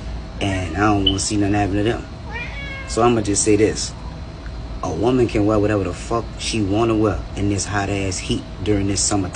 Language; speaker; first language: English; native; English